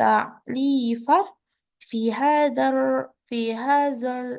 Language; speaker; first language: Arabic; non-native, learner; Indonesian